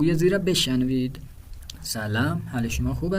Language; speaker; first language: Persian; non-native, fluent; Urdu